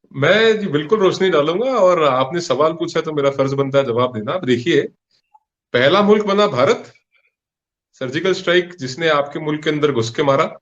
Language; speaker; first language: Hindi; non-native, local second language; Punjabi